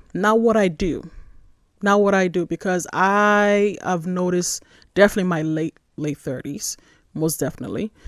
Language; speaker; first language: English; non-native, local second language; Igbo